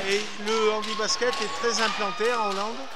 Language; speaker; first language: French; native; French